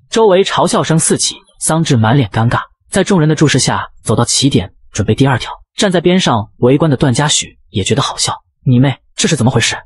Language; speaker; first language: Chinese; native; Chinese